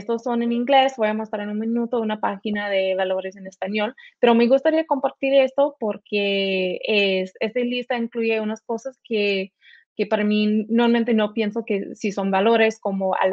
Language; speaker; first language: Spanish; early bilingual, heritage; Spanish